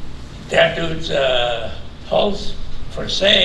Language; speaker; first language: German; early bilingual, heritage; German